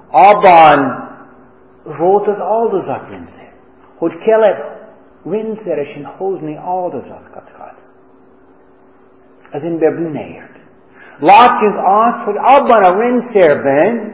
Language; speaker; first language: Hungarian; non-native, fluent; English